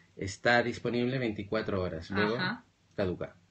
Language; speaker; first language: Spanish; native; Spanish